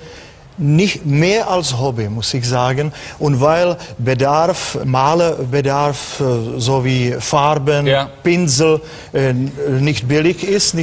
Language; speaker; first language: German; non-native, fluent; Czech